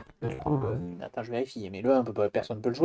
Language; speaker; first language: French; native; French